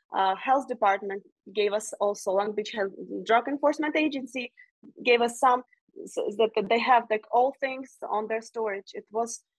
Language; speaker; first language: English; non-native, fluent; Ukrainian